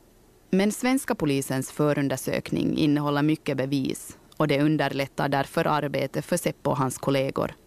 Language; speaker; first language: Swedish; native; Swedish